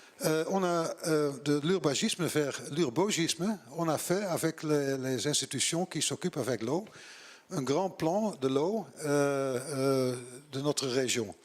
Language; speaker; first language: French; non-native, learner; Dutch